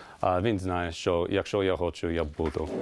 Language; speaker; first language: Ukrainian; non-native, learner; English